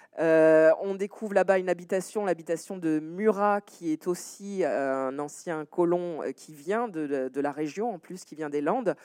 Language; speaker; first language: French; native; French